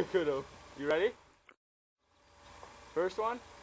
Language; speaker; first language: English; native; English